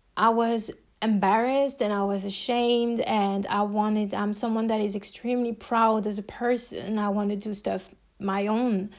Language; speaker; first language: English; non-native, fluent; French